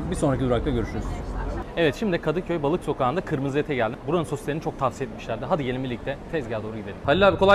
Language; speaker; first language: Turkish; native; Turkish